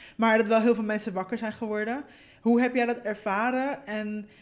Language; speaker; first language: Dutch; early bilingual, other home language; Spanish